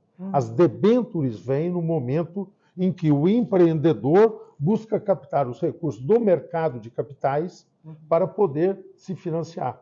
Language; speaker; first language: Portuguese; native; Portuguese